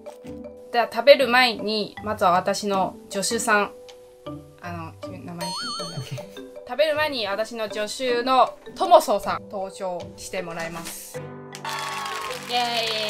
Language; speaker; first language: Japanese; non-native, learner; Chinese